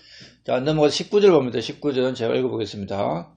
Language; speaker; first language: Korean; native; Korean